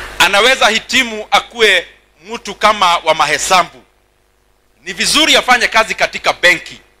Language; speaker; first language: Swahili; non-native, local second language; Kikuyu